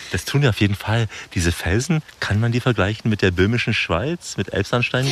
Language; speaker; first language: German; native; German